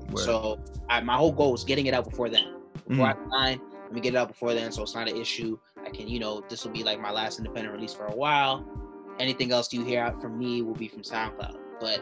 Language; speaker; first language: English; native; English